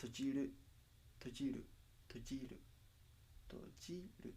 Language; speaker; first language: Japanese; non-native, learner; Spanish